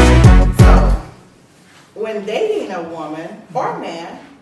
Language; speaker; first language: English; native; English